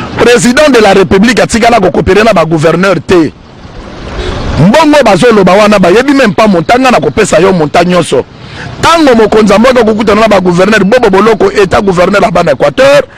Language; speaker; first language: Lingala; native; Lingala